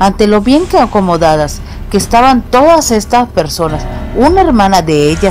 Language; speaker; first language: Spanish; native; Spanish